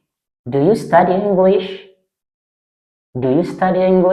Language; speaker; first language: English; non-native, fluent; Indonesian